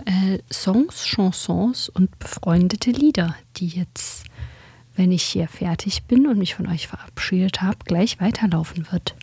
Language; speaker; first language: German; native; German